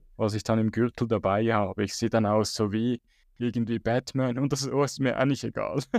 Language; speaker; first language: German; native; German